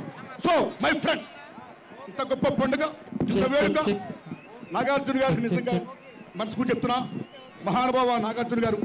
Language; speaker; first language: Telugu; native; Telugu